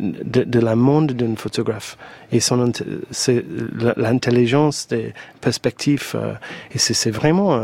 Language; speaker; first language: French; non-native, fluent; English